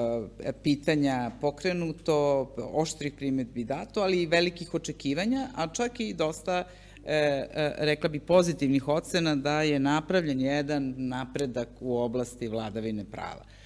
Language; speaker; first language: Serbian; native; Serbian